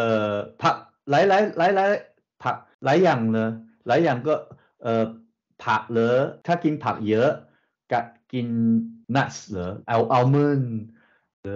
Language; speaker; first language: Thai; non-native, learner; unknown